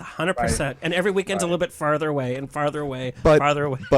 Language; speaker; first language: English; native; English